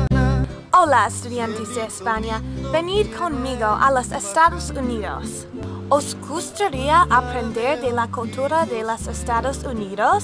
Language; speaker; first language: Spanish; non-native, learner; English